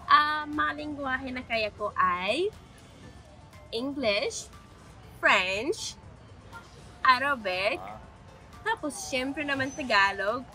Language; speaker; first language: Filipino; non-native, learner; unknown